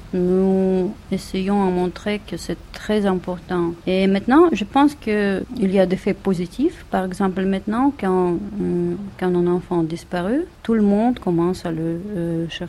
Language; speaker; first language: French; non-native, learner; Russian